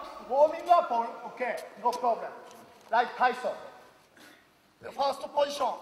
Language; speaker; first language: English; non-native, learner; Japanese